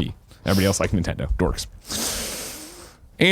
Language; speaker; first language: English; native; English